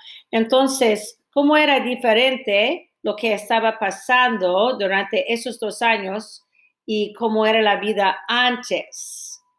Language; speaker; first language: Spanish; non-native, fluent; English